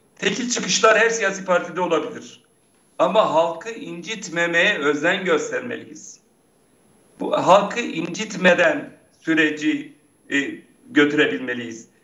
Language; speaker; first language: Turkish; non-native, local second language; Kurdish